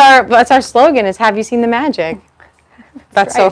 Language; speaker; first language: English; native; English